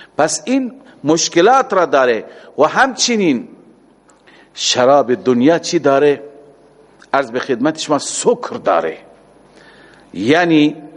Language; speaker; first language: Persian; native; Persian